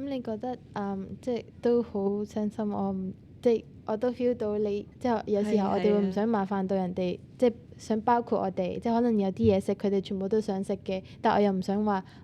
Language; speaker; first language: Cantonese; native; Cantonese